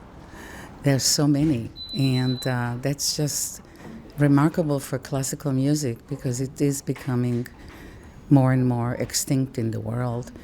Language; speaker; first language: English; non-native, fluent; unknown